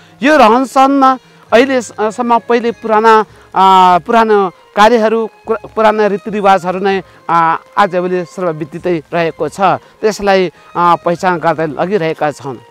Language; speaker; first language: Nepali; non-native, local second language; Limbu